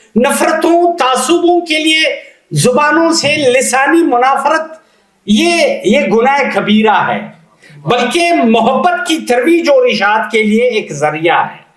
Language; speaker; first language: Urdu; non-native, local second language; Punjabi